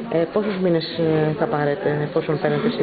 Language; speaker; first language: Greek; native; Greek